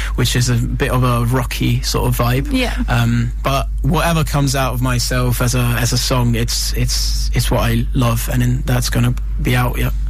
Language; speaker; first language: English; non-native, fluent; Italian